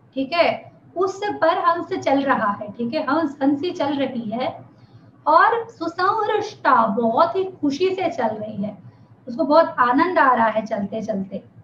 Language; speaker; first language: Hindi; non-native, local second language; Telugu